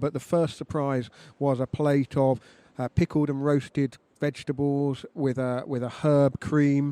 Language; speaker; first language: English; native; English